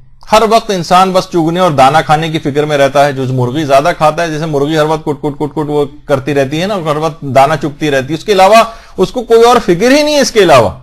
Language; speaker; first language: Urdu; native; Urdu